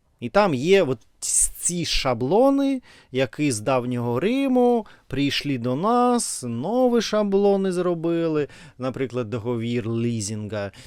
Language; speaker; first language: Ukrainian; non-native, learner; Russian